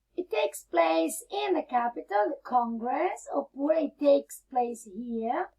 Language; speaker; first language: English; non-native, fluent; Italian